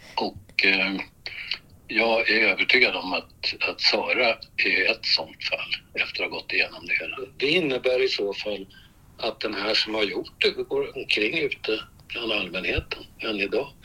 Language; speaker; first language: Swedish; native; Swedish